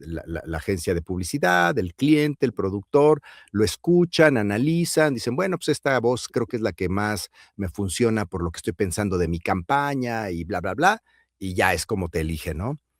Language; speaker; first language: Spanish; native; Spanish